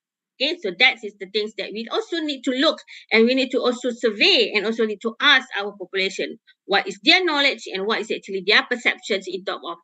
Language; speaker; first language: English; non-native, local second language; Malay